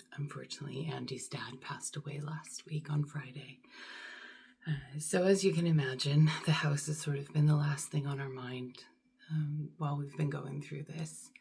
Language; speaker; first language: English; native; English